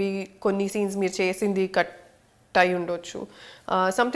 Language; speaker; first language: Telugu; non-native, local second language; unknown